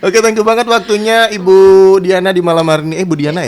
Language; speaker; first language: Indonesian; native; Indonesian